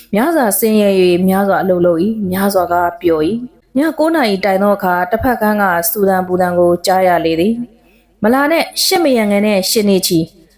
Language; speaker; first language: Burmese; native; Burmese